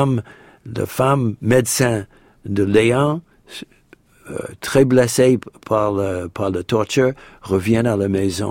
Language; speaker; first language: French; non-native, fluent; English